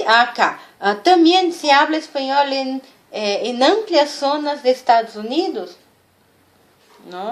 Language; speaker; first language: Spanish; non-native, fluent; Portuguese